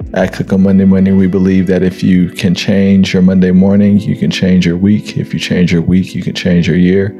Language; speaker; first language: English; native; English